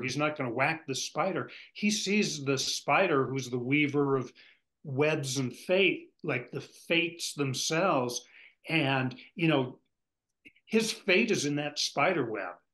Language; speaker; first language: English; native; English